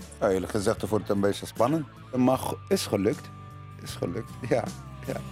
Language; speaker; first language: Dutch; non-native, learner; Arabic